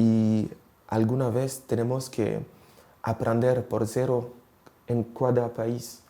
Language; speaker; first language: Spanish; non-native, learner; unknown